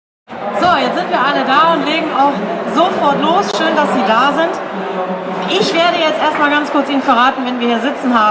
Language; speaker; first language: German; native; German